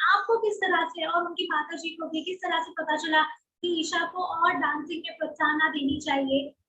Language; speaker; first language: Hindi; native; Hindi